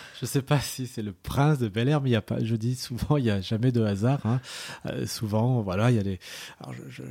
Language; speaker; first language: French; early bilingual, other home language; Arabic